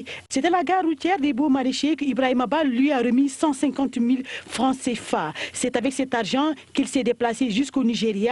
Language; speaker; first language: French; non-native, local second language; Wolof